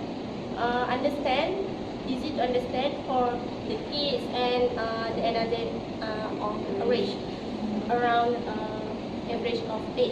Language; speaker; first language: English; non-native, local second language; Malay